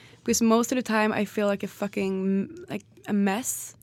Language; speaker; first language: English; non-native, fluent; Swedish